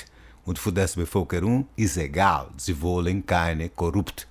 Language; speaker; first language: German; non-native, learner; Portuguese